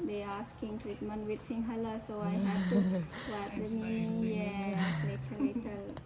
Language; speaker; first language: English; non-native, learner; Indonesian